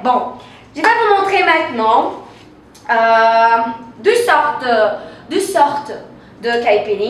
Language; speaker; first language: French; non-native, fluent; Portuguese